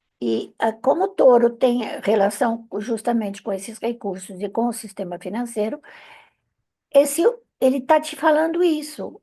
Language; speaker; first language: Portuguese; non-native, fluent; Italian